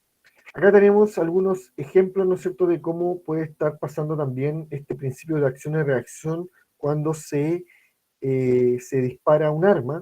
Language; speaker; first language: Spanish; native; Spanish